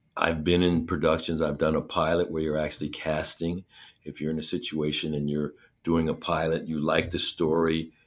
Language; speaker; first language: English; native; English